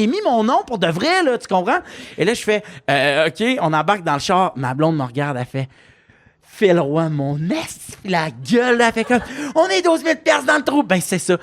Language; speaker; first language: French; native; French